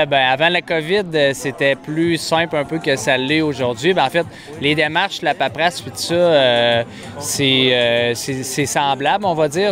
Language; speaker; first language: French; native; French